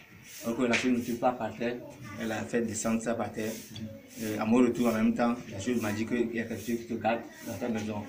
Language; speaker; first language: French; non-native, local second language; Ewe